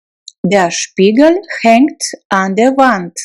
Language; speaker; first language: German; non-native, fluent; Russian